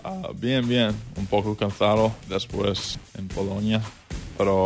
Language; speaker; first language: Spanish; non-native, learner; English